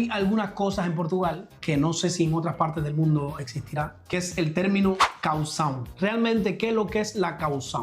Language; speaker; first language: Spanish; native; Spanish